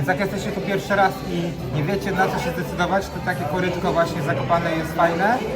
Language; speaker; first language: Polish; native; Polish